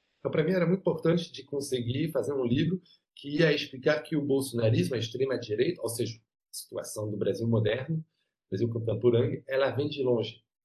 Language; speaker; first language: Portuguese; non-native, fluent; French